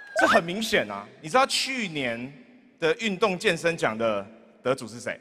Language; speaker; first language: Chinese; native; Chinese